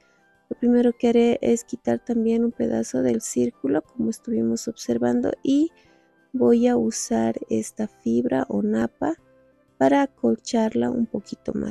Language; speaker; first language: Spanish; native; Spanish